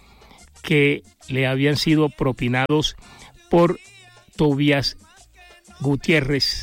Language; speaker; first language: Spanish; native; Spanish